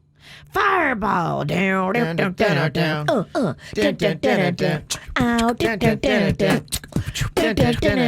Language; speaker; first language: English; native; English